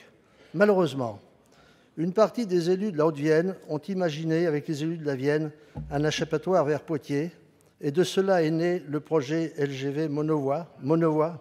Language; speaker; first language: French; native; French